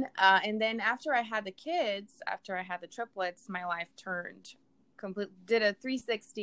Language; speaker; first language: English; non-native, fluent; Portuguese